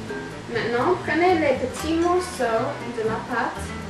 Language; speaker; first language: French; non-native, learner; English